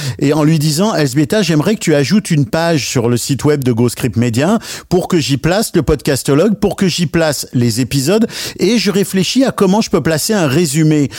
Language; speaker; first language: French; native; French